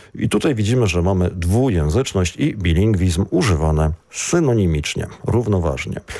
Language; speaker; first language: Polish; native; Polish